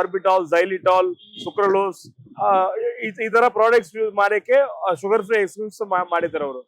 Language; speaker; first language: Kannada; non-native, learner; Telugu